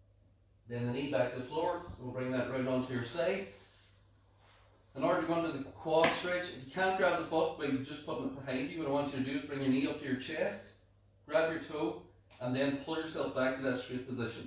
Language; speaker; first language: English; native; English